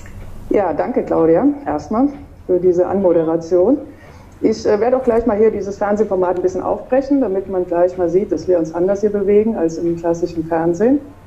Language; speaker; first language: German; native; German